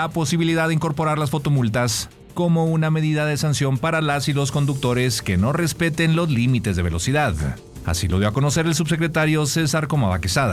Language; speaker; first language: Spanish; native; Spanish